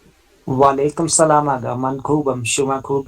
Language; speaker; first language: Persian; non-native, learner; Urdu